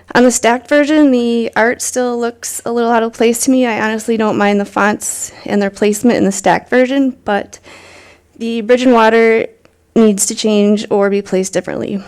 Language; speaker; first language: English; native; English